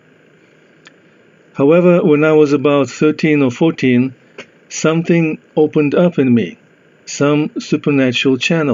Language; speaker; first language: English; non-native, fluent; Russian